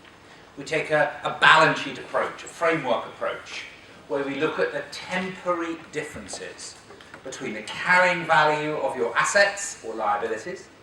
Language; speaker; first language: English; native; English